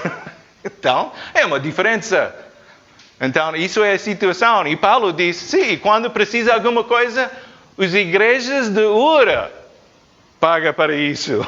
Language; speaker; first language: Portuguese; non-native, fluent; English